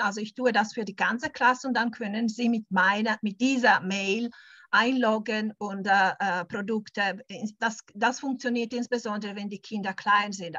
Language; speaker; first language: German; non-native, fluent; Italian